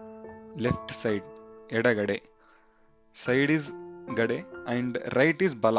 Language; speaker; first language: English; non-native, local second language; Kannada